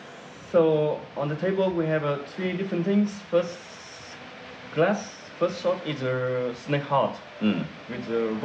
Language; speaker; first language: English; non-native, learner; Vietnamese